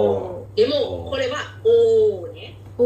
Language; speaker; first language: Japanese; non-native, learner; Thai